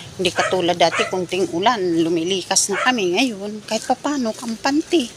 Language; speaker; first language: Filipino; non-native, local second language; Cebuano